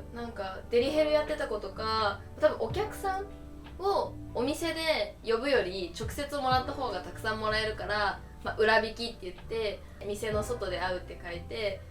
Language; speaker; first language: Japanese; native; Japanese